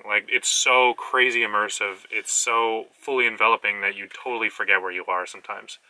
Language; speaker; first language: English; native; English